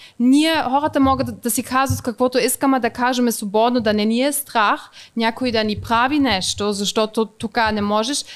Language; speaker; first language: Bulgarian; native; Bulgarian